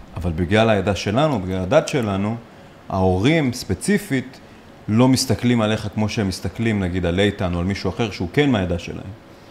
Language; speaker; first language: Hebrew; non-native, local second language; Arabic